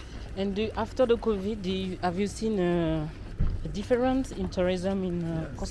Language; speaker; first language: English; non-native, learner; French